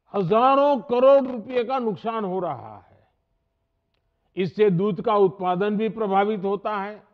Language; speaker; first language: Hindi; non-native, local second language; Gujarati